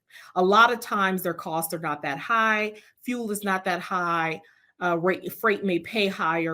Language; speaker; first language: English; native; English